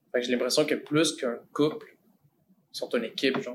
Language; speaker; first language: French; early bilingual, other home language; Spanish